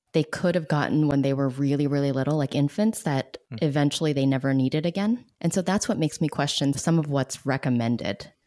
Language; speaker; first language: English; native; English